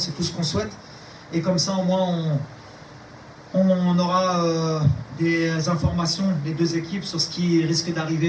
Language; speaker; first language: French; native; French